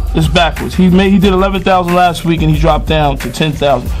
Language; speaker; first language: English; native; English